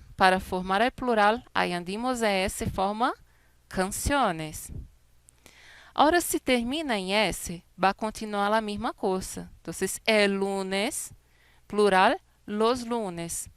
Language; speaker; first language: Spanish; non-native, fluent; Portuguese